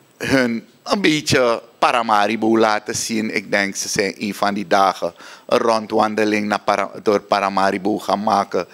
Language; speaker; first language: Dutch; native; Dutch